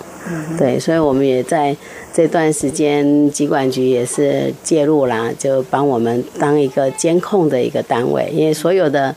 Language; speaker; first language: Chinese; native; Chinese